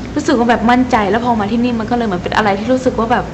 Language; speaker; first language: Thai; native; Thai